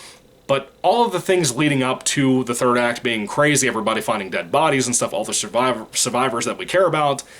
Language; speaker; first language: English; native; English